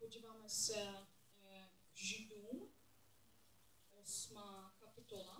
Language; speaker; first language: Czech; non-native, learner; English